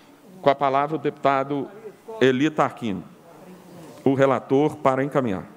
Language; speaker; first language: Portuguese; native; Portuguese